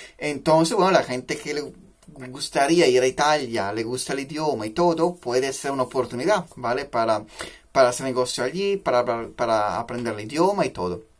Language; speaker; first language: Spanish; non-native, fluent; Italian